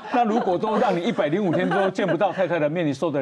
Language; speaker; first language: Chinese; native; Chinese